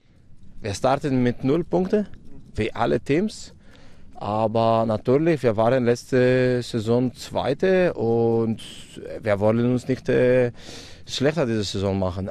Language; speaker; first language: German; non-native, fluent; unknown